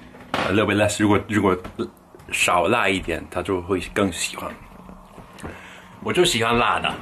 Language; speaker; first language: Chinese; non-native, fluent; English